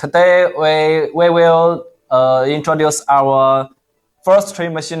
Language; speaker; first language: English; non-native, learner; Chinese